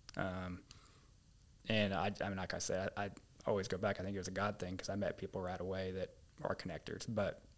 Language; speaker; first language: English; native; English